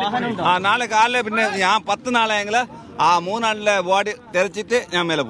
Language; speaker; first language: Malayalam; non-native, learner; Kannada